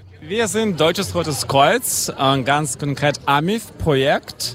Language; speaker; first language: German; non-native, fluent; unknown